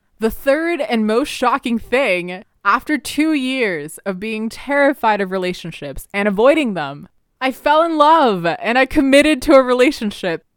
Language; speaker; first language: English; early bilingual, other home language; Spanish